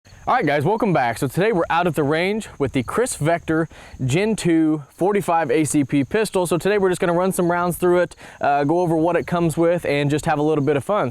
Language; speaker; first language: English; native; English